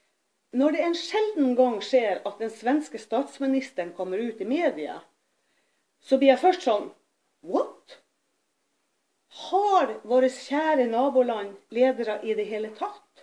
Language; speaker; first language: Norwegian; native; Norwegian